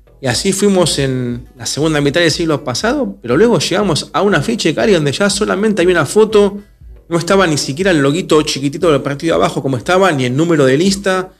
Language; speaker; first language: Spanish; native; Spanish